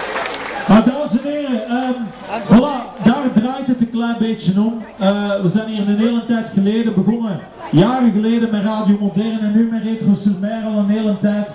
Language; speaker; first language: Dutch; native; Dutch